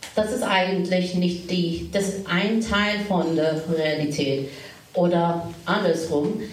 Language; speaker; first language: German; non-native, fluent; Turkish